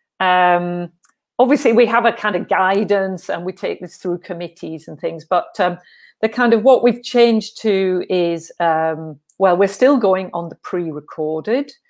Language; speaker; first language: English; native; English